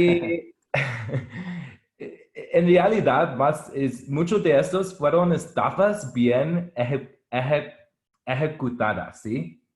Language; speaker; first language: Spanish; non-native, learner; English